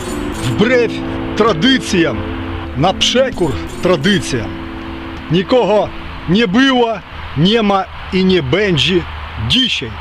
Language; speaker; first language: Polish; early bilingual, heritage; Ukrainian